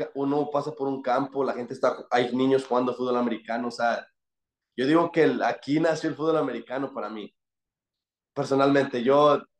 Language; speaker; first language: Spanish; early bilingual, heritage; Spanish